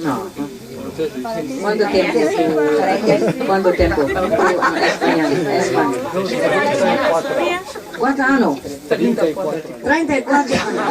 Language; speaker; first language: Spanish; non-native, learner; Vietnamese